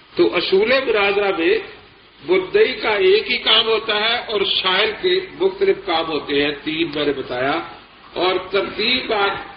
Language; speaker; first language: Urdu; non-native, local second language; Punjabi